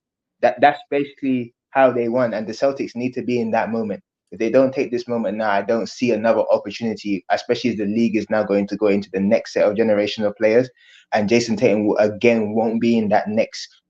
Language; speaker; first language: English; native; English